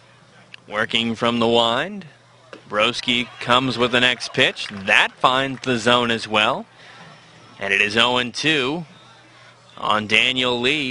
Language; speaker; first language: English; native; English